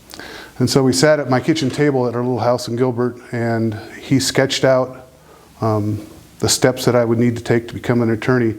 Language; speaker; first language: English; native; English